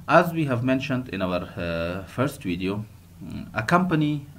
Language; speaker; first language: English; non-native, fluent; Persian